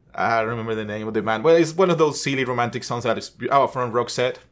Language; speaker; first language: English; non-native, fluent; Spanish